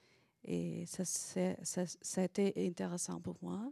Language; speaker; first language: French; non-native, learner; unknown